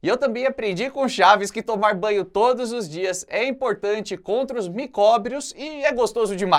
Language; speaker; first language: Portuguese; native; Portuguese